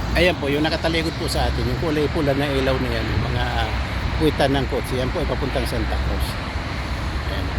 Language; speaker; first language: Filipino; non-native, local second language; Cebuano